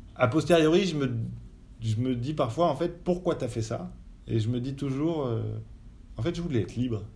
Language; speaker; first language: French; native; French